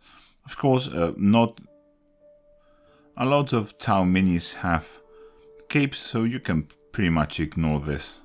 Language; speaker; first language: English; non-native, fluent; Spanish